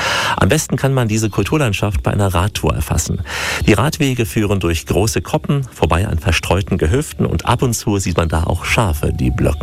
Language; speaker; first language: German; native; German